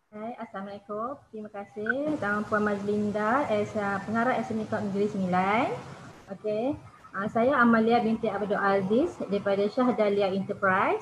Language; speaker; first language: Malay; native; Malay